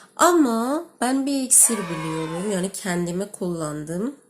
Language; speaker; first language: Turkish; non-native, learner; Persian